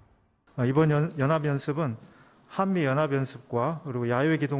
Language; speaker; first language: Korean; native; Korean